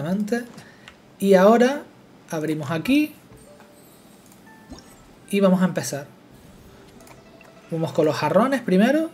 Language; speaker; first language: Spanish; native; Spanish